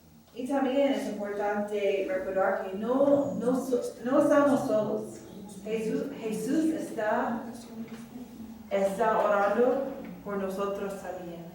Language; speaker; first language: Spanish; non-native, fluent; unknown